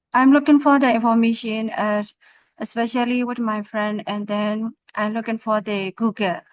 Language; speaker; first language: English; non-native, learner; Burmese